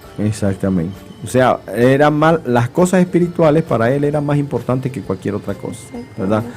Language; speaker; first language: Spanish; native; Spanish